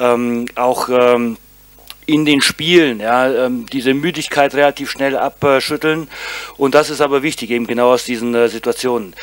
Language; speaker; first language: German; native; German